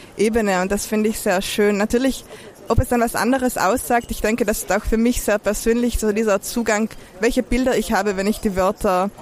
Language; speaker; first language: German; non-native, local second language; Ladin